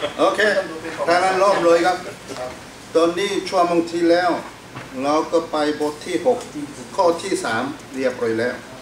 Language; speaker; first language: Thai; non-native, fluent; Korean